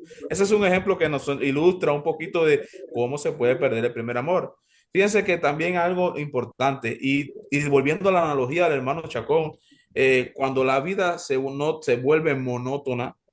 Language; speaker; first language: Spanish; native; Spanish